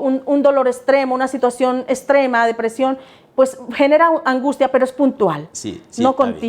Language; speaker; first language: Spanish; native; Spanish